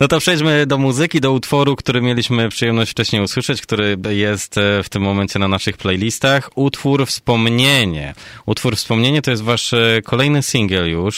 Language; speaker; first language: Polish; native; Polish